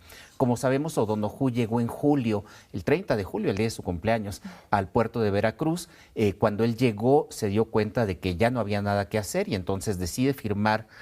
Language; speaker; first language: Spanish; native; Spanish